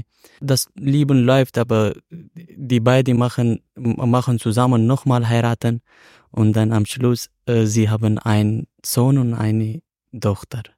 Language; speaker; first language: German; non-native, learner; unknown